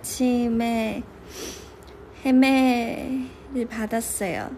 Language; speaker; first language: Korean; non-native, local second language; Chinese